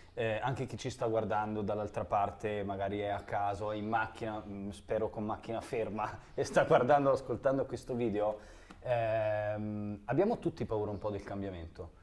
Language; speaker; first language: Italian; native; Italian